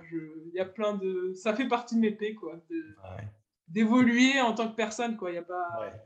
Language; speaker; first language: French; native; French